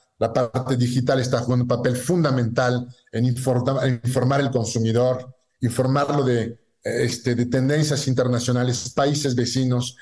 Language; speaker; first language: Spanish; non-native, fluent; French